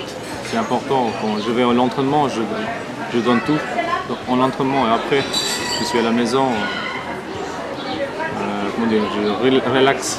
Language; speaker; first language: French; non-native, fluent; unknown